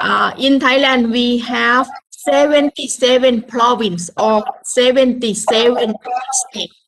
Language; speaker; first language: English; non-native, learner; Thai